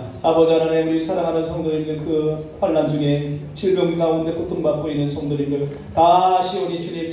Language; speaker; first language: Korean; native; Korean